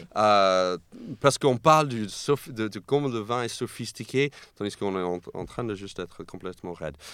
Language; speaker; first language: French; non-native, fluent; English